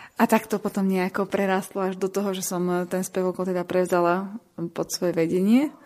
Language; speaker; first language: Slovak; native; Slovak